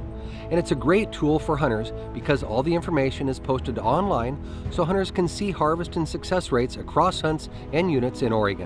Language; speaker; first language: English; native; English